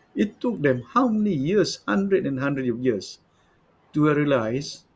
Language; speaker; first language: English; non-native, local second language; Malay